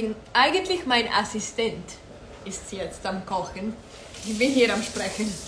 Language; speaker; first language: German; non-native, fluent; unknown